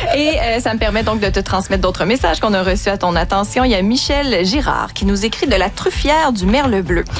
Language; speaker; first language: French; native; French